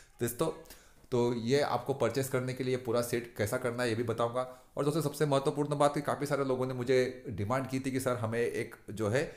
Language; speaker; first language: Hindi; non-native, local second language; Marathi